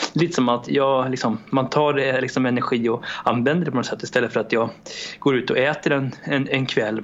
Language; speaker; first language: Swedish; early bilingual, other home language; Romanian